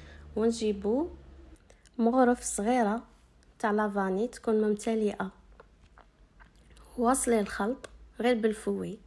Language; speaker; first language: Arabic; native; Arabic